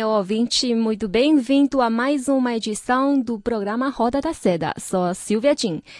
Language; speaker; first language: Portuguese; non-native, fluent; Chinese